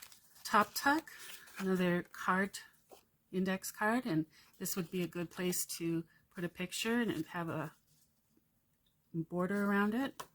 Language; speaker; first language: English; native; English